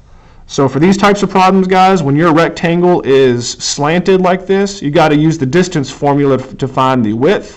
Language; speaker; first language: English; native; English